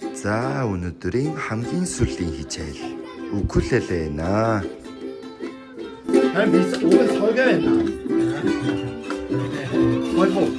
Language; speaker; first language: Mongolian; non-native, fluent; Korean